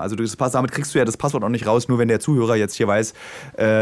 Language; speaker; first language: German; native; German